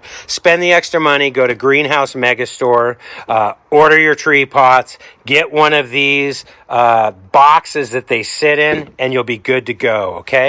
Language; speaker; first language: English; native; English